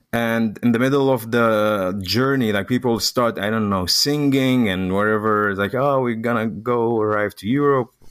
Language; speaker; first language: English; non-native, fluent; Arabic